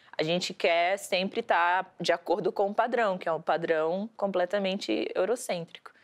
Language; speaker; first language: Portuguese; early bilingual, heritage; Portuguese